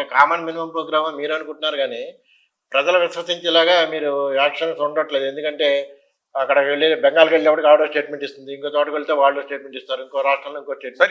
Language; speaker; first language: Telugu; native; Telugu